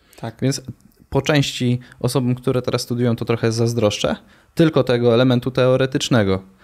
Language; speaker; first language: Polish; native; Polish